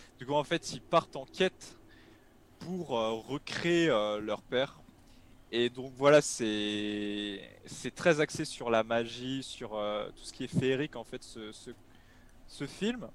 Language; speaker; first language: French; native; French